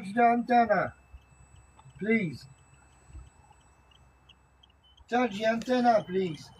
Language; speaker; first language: English; non-native, local second language; French